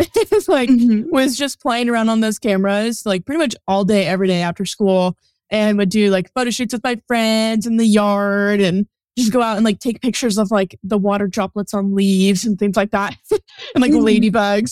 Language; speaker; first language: English; native; English